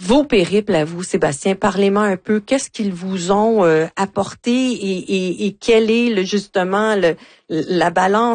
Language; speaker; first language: French; native; French